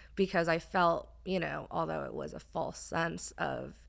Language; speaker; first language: English; native; English